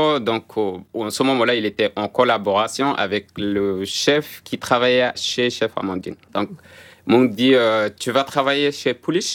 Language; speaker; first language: French; non-native, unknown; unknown